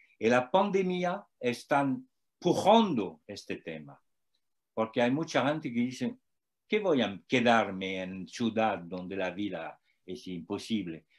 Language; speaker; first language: Spanish; non-native, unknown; French